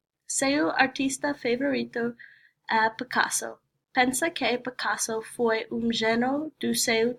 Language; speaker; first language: Portuguese; non-native, learner; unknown